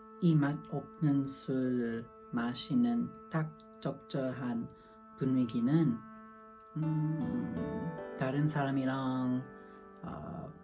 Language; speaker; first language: Korean; non-native, learner; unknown